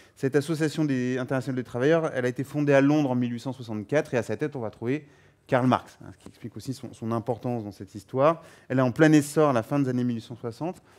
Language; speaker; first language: French; native; French